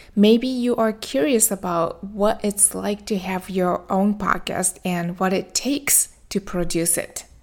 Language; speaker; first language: English; non-native, fluent; Japanese